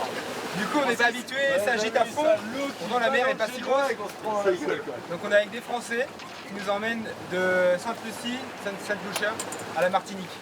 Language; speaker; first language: French; native; French